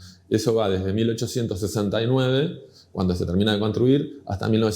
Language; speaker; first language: Spanish; native; Spanish